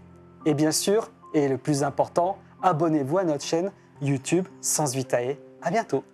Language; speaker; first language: French; native; French